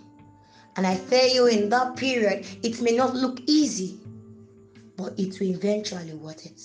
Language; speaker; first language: English; non-native, local second language; Yoruba